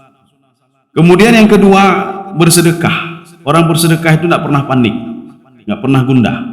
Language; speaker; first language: Indonesian; native; Indonesian